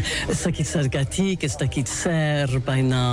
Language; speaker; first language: Basque; non-native, learner; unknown